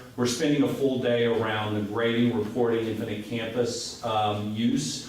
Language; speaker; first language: English; native; English